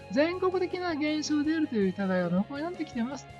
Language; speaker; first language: Japanese; native; Japanese